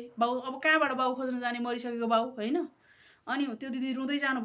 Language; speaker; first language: Nepali; native; Nepali